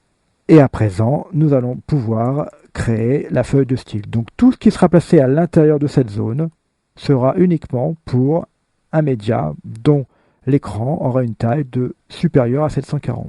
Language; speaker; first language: French; native; French